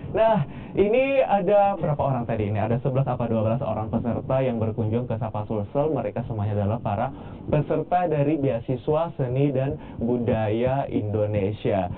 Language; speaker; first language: Indonesian; native; Indonesian